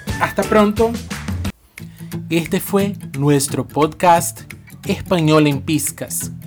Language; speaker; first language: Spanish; non-native, fluent; Portuguese